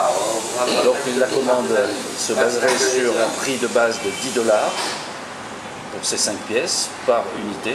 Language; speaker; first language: French; native; French